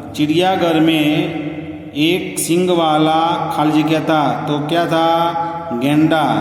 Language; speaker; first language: Hindi; non-native, local second language; Gujarati